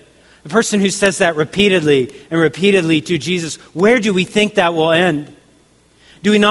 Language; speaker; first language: English; native; English